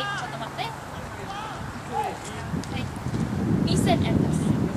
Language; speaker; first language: Japanese; non-native, learner; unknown